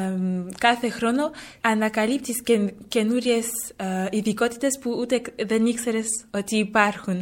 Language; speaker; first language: Greek; early bilingual, heritage; French